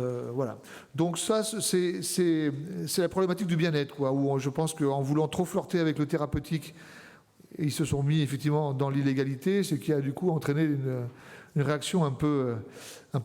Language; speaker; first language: French; native; French